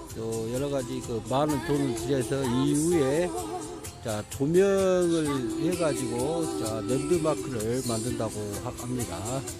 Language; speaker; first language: Korean; native; Korean